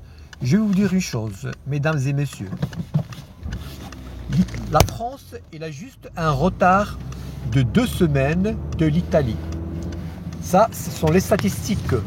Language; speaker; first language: French; non-native, fluent; Arabic